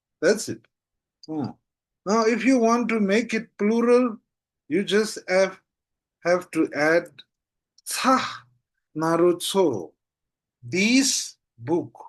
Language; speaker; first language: English; non-native, fluent; Tibetan